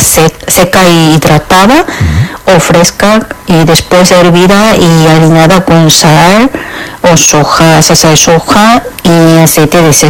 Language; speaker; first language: Spanish; non-native, learner; Korean